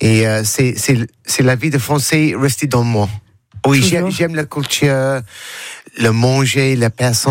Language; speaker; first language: French; non-native, learner; English